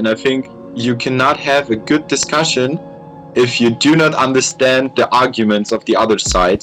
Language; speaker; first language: English; non-native, fluent; German